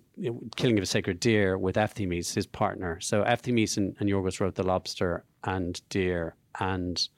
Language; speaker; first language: English; native; English